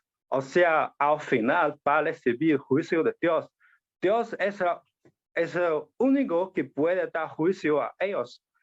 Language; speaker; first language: Spanish; non-native, learner; Chinese